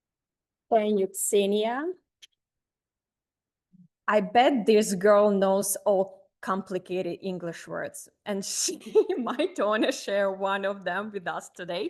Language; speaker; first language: English; non-native, fluent; Russian